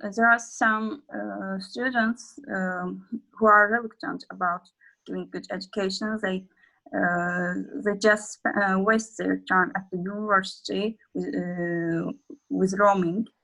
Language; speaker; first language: English; non-native, learner; Azerbaijani